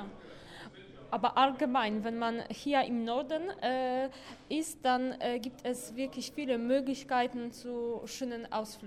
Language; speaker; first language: German; non-native, fluent; Polish